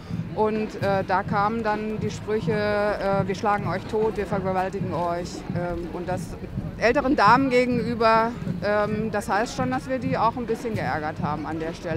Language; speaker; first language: German; native; German